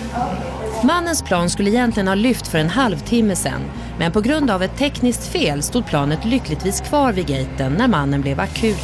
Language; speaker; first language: Swedish; native; Swedish